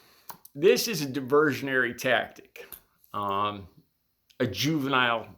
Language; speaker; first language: English; native; English